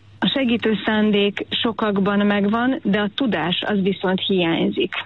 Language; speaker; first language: Hungarian; native; Hungarian